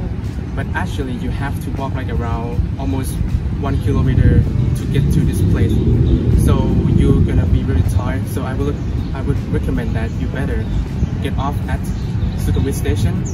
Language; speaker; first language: English; non-native, learner; Thai